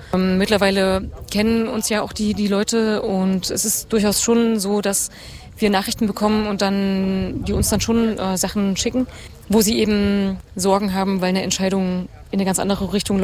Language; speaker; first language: German; native; German